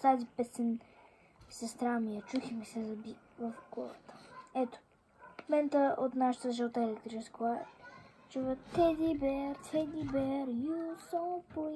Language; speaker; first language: Bulgarian; native; Bulgarian